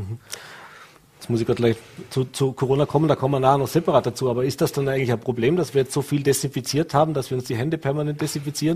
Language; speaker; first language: German; native; German